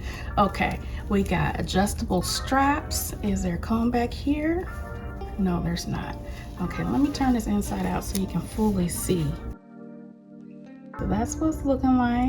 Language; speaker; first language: English; native; English